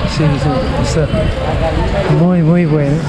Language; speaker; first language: Spanish; non-native, learner; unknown